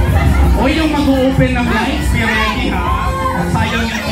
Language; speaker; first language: Filipino; native; Filipino